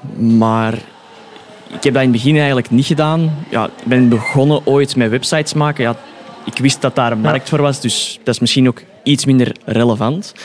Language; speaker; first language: Dutch; native; Dutch